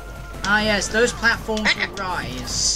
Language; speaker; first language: English; native; English